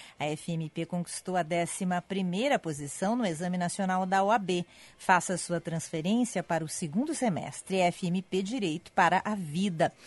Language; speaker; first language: Portuguese; native; Portuguese